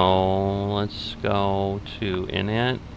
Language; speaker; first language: English; native; English